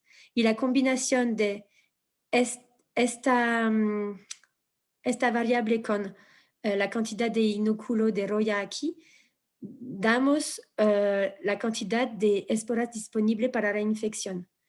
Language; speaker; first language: Spanish; non-native, fluent; French